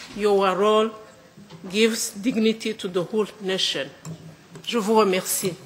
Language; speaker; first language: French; non-native, local second language; Kinyarwanda